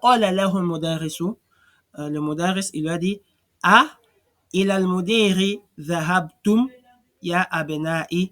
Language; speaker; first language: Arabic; non-native, fluent; French